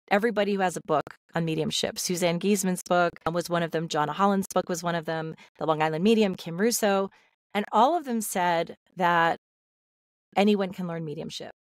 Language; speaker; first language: English; native; English